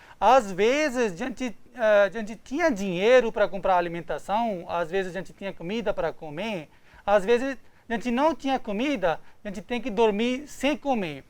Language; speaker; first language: Portuguese; non-native, learner; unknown